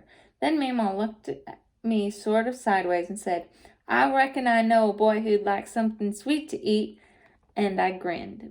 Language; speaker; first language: English; native; English